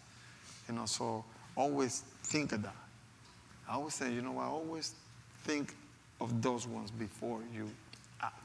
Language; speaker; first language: English; non-native, fluent; Spanish